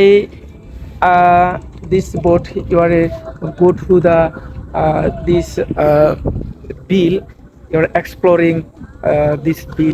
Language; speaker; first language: English; non-native, learner; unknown